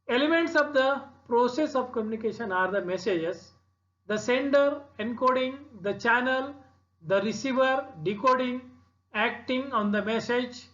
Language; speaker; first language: English; non-native, local second language; Marathi